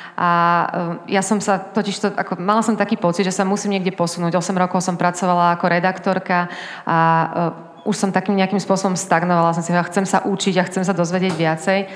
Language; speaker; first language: Slovak; early bilingual, heritage; Slovak